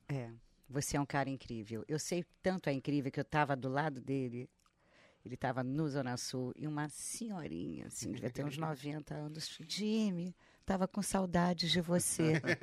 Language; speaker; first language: Portuguese; native; Portuguese